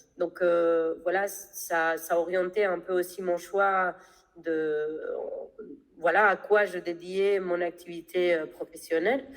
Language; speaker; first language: French; non-native, fluent; Spanish